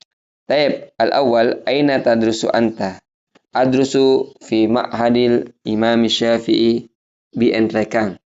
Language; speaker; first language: Arabic; non-native, fluent; Indonesian